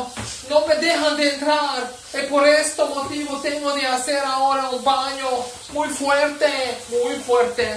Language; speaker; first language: Spanish; non-native, learner; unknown